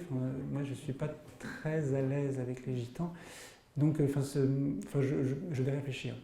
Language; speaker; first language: French; native; French